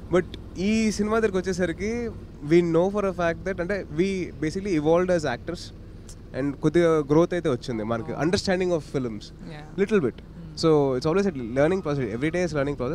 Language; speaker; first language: Telugu; native; Telugu